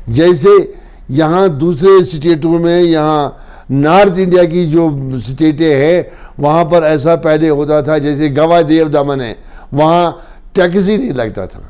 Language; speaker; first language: Urdu; non-native, local second language; Kashmiri